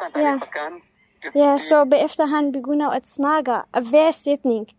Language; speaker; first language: Danish; non-native, fluent; Kurdish